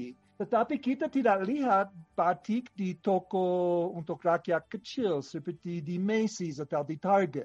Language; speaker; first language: Indonesian; non-native, fluent; English